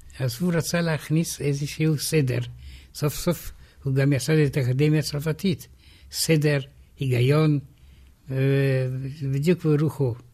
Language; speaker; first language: Hebrew; non-native, fluent; Romanian